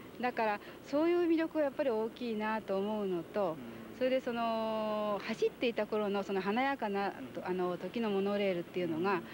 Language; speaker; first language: Japanese; native; Japanese